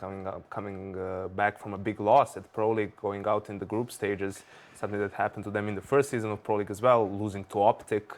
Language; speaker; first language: English; non-native, fluent; Danish